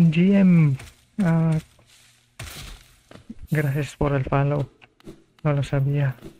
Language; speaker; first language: Spanish; non-native, fluent; Filipino